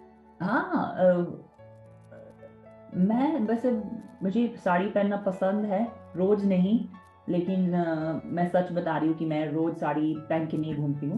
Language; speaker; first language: Hindi; non-native, fluent; English